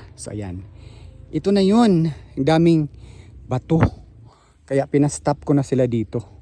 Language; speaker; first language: Filipino; native; Filipino